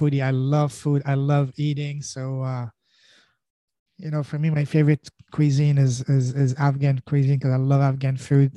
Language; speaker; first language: English; non-native, fluent; French